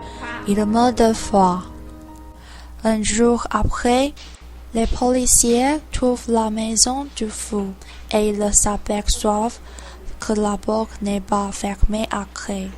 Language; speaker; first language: French; non-native, learner; Chinese